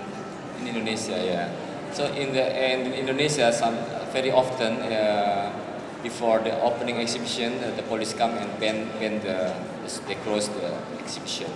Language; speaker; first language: English; non-native, learner; Indonesian